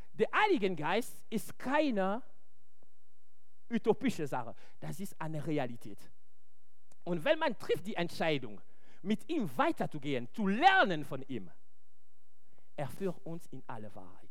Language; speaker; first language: German; non-native, fluent; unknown